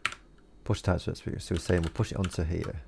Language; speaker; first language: English; native; English